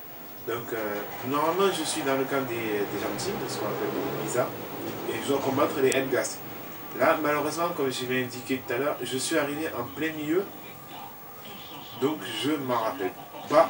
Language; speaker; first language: French; native; French